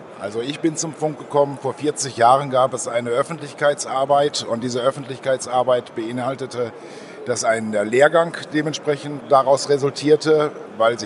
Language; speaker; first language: German; native; German